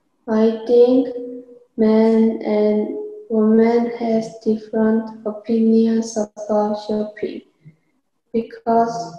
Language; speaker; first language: English; non-native, learner; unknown